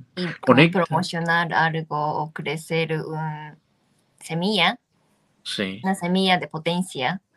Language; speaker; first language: Spanish; non-native, fluent; Japanese